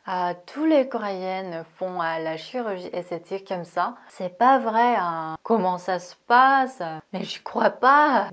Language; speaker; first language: French; non-native, fluent; Korean